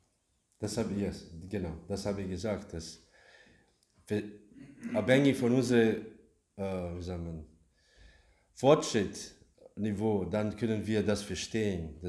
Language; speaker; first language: German; non-native, learner; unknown